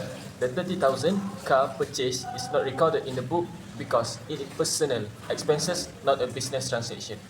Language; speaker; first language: English; non-native, local second language; Malay